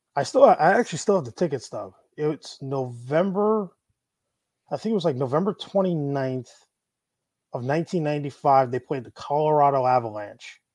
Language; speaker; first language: English; native; English